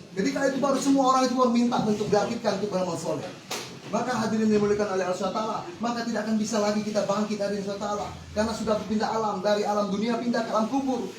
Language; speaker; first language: Indonesian; native; Indonesian